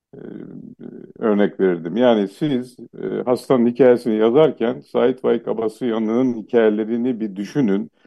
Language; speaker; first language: Turkish; non-native, local second language; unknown